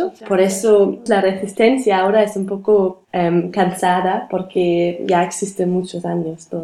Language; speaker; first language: Spanish; non-native, learner; German